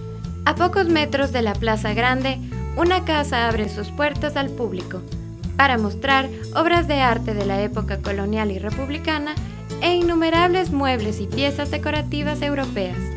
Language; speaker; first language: Spanish; native; Spanish